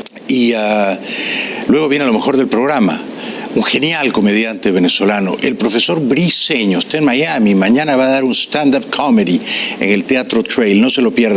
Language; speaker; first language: Spanish; native; Spanish